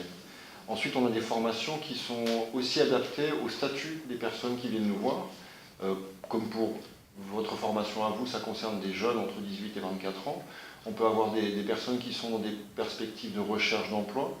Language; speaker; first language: French; native; French